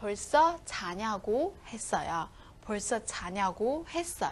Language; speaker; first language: Korean; non-native, fluent; Chinese